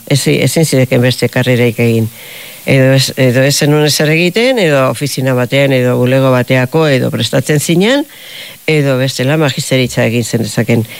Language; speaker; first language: Basque; native; Basque